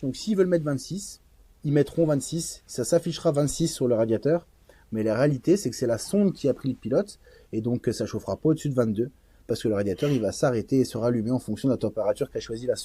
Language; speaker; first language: French; native; French